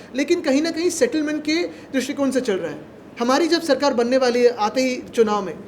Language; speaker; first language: Hindi; non-native, local second language; Marathi